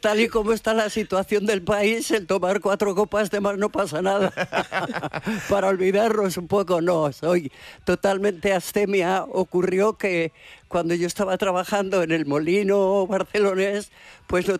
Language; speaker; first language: Spanish; native; Spanish